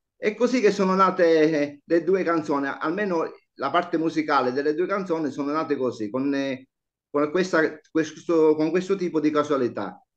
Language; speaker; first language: Italian; native; Italian